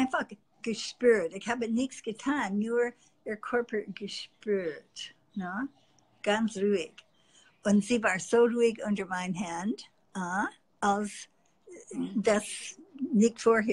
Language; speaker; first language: German; non-native, fluent; English